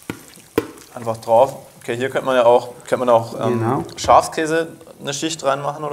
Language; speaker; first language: German; native; German